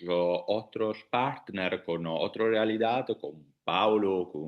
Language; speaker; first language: Spanish; non-native, learner; Italian